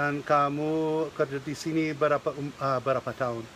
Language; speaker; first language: Indonesian; non-native, learner; English